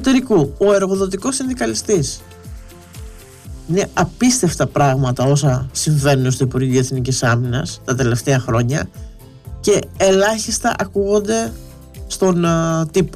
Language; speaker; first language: Greek; native; Greek